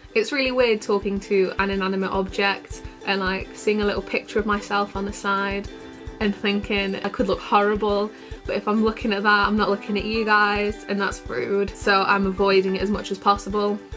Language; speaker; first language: English; native; English